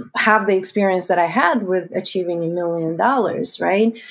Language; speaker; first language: English; non-native, fluent; Russian